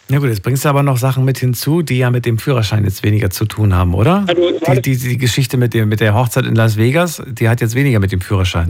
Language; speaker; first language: German; native; German